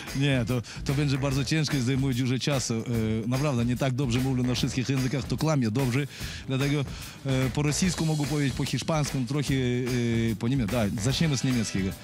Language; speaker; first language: Polish; non-native, fluent; Russian